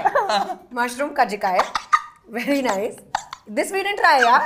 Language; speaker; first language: Telugu; non-native, learner; Hindi